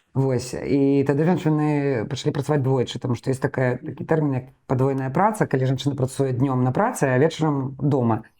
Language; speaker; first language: Belarusian; non-native, local second language; Russian